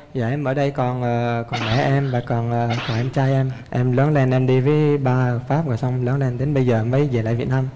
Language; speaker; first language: Vietnamese; early bilingual, heritage; Vietnamese